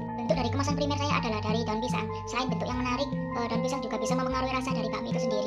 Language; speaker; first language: Indonesian; native; Indonesian